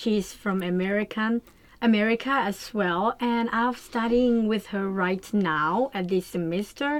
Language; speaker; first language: English; non-native, learner; Thai